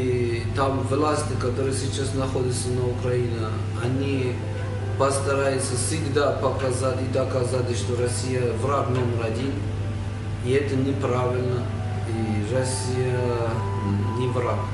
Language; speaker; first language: Russian; non-native, fluent; Persian